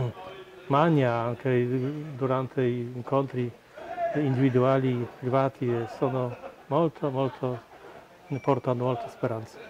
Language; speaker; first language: Italian; non-native, fluent; Polish